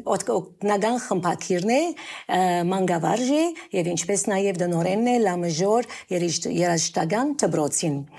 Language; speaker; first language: Armenian; early bilingual, heritage; Armenian